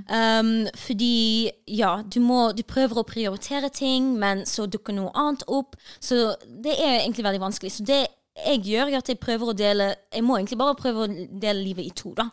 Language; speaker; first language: Norwegian; early bilingual, other home language; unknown